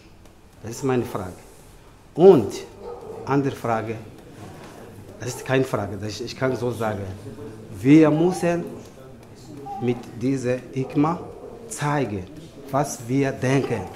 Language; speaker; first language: German; non-native, learner; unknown